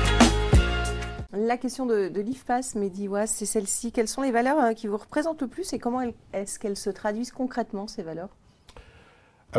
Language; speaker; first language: French; native; French